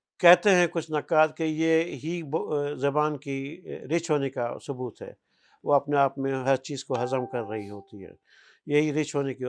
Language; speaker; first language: Urdu; non-native, local second language; Sindhi